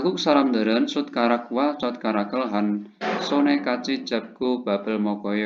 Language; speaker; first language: Korean; non-native, fluent; Indonesian